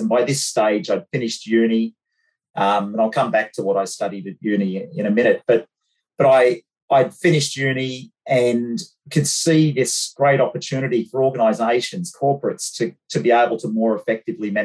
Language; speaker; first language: English; native; English